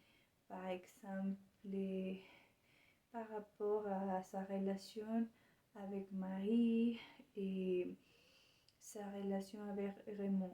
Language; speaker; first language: French; non-native, learner; Spanish